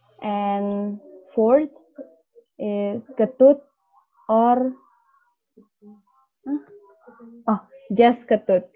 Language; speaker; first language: English; non-native, learner; Indonesian